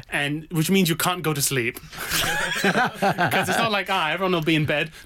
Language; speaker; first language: English; native; English